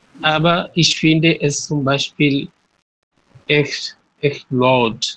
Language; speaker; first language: German; non-native, learner; Bangla